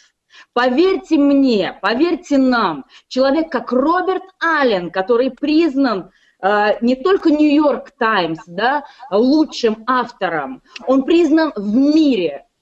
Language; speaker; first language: Russian; native; Russian